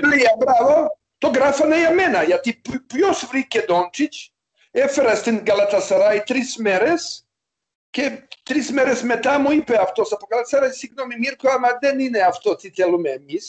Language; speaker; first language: Greek; non-native, learner; Serbian